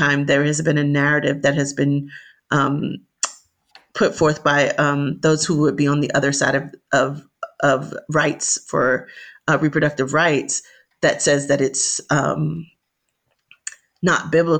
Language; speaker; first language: English; native; English